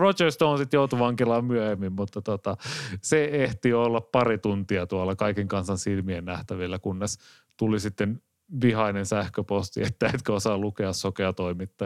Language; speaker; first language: Finnish; native; Finnish